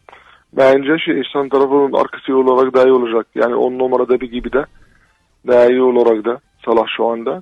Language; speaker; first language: Turkish; non-native, learner; Arabic